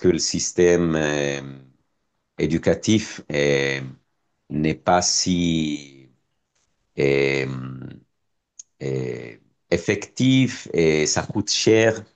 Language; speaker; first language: French; non-native, fluent; Spanish